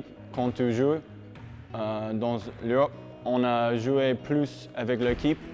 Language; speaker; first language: French; non-native, learner; English